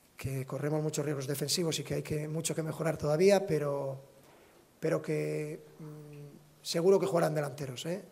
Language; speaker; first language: Spanish; native; Spanish